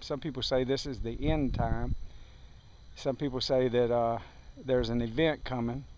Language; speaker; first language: English; native; English